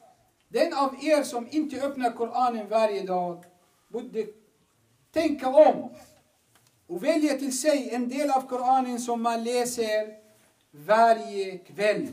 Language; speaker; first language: Swedish; non-native, fluent; Arabic